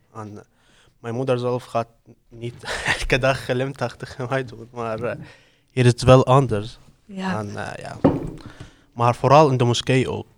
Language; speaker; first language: Dutch; non-native, fluent; Arabic